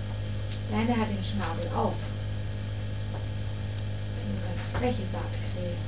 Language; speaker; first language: German; native; German